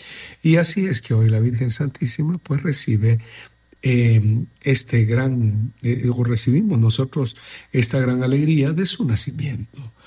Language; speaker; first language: Spanish; native; Spanish